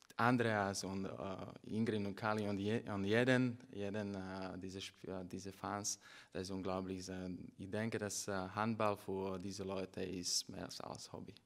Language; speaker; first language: German; non-native, learner; Slovak